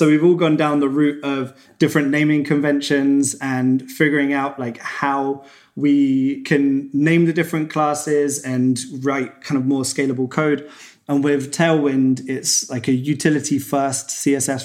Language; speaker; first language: English; native; English